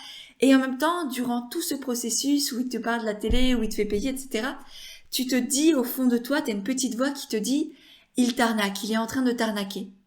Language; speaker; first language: French; native; French